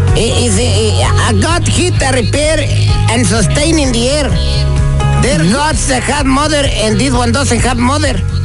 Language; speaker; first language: English; non-native, learner; Spanish